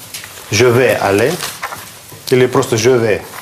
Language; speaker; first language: French; non-native, fluent; Russian